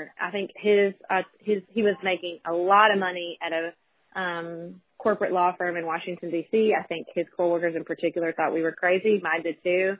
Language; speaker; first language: English; native; English